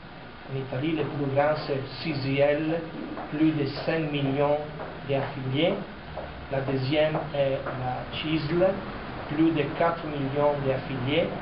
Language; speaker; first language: French; non-native, fluent; Italian